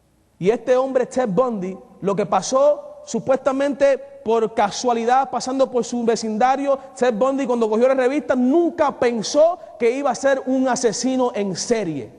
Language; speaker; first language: Spanish; native; Spanish